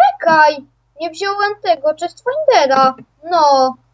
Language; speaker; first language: Polish; native; Polish